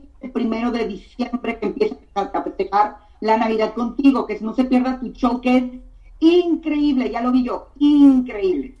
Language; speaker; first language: Spanish; native; Spanish